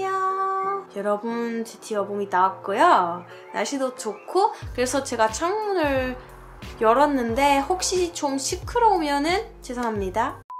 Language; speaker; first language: Korean; non-native, fluent; French